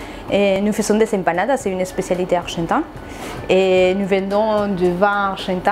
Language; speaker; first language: French; non-native, fluent; Spanish